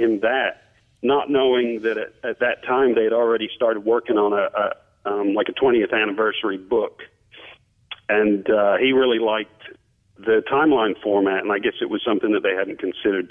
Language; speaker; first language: English; native; English